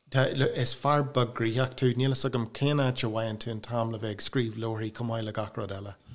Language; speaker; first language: Irish; non-native, local second language; English